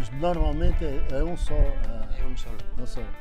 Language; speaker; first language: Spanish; non-native, learner; Portuguese